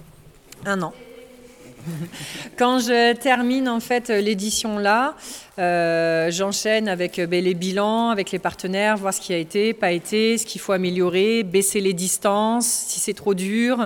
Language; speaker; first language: French; native; French